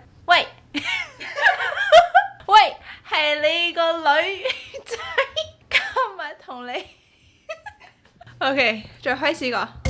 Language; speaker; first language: Cantonese; early bilingual, heritage; Cantonese